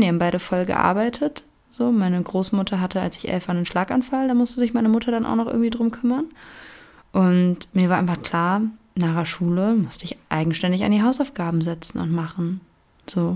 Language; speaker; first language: German; native; German